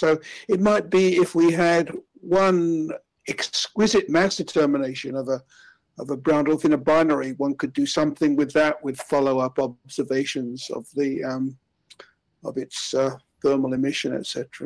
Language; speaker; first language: English; native; English